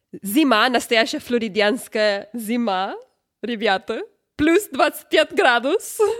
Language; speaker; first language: Russian; non-native, learner; English